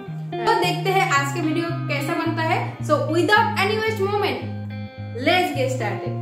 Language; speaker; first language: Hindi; non-native, local second language; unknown